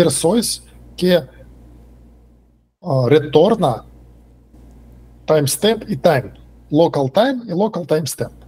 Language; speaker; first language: Portuguese; non-native, fluent; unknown